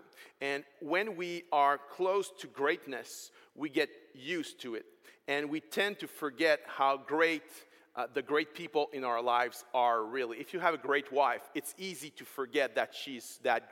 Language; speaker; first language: English; non-native, fluent; French